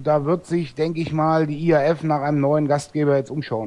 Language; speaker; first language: German; native; German